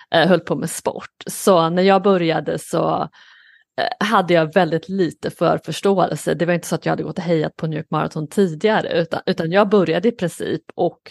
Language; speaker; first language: Swedish; native; Swedish